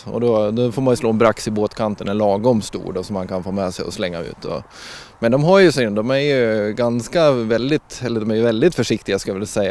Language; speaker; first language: Swedish; native; Swedish